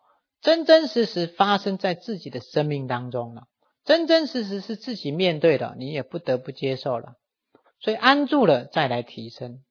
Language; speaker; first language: Chinese; native; Chinese